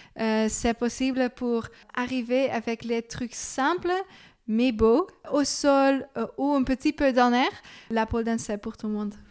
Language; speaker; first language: French; non-native, learner; Dutch